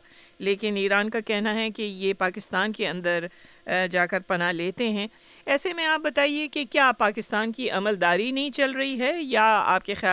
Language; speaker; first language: Urdu; native; Urdu